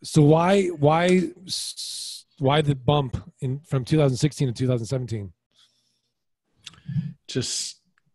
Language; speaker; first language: English; native; English